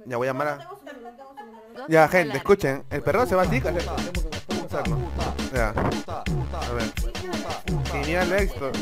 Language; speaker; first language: Spanish; native; Spanish